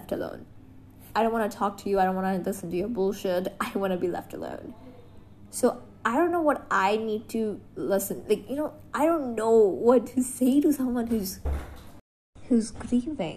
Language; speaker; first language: English; non-native, local second language; Hindi